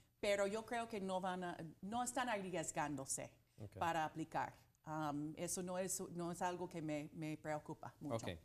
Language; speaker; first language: Spanish; non-native, fluent; English